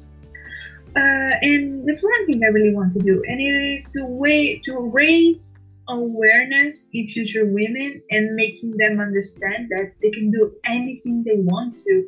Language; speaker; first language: English; non-native, fluent; Italian